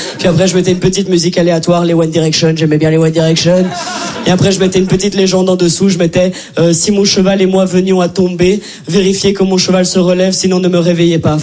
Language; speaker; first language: French; native; French